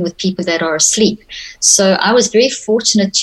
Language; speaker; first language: English; native; English